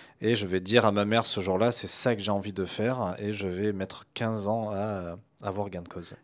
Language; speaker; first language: French; native; French